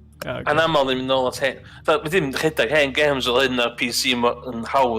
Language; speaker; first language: Welsh; native; Welsh